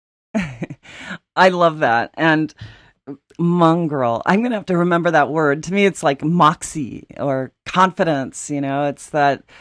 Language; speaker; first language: English; native; English